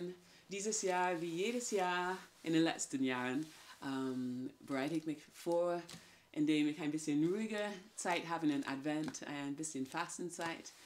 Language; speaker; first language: German; non-native, fluent; English